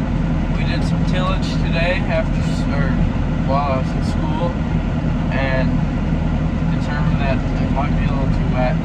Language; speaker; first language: English; native; English